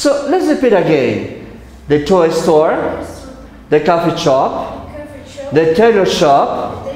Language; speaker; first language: English; non-native, fluent; Spanish